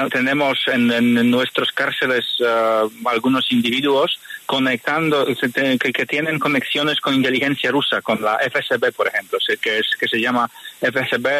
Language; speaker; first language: Spanish; non-native, fluent; Polish